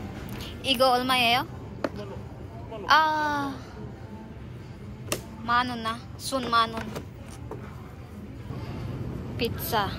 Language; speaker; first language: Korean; non-native, learner; Filipino